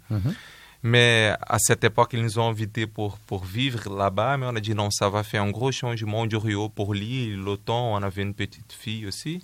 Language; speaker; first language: French; non-native, fluent; Portuguese